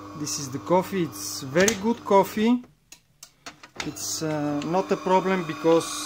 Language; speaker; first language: English; non-native, learner; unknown